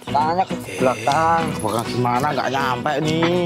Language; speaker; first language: Indonesian; native; Indonesian